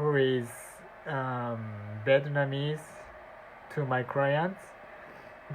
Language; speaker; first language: English; non-native, learner; Japanese